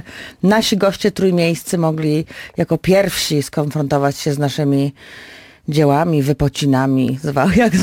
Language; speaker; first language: Polish; native; Polish